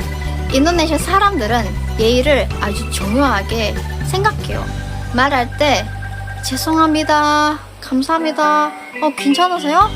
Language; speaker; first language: Korean; non-native, fluent; Indonesian